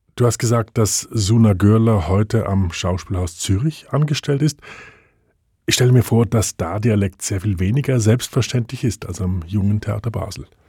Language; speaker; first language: German; native; German